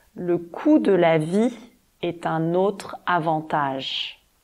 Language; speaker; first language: French; native; French